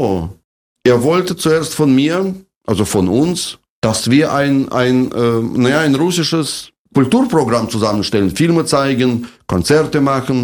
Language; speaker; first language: German; non-native, fluent; Russian